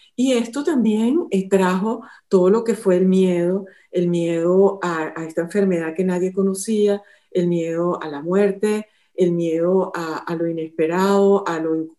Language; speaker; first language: Spanish; native; Spanish